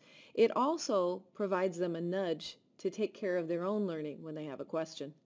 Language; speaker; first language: English; native; English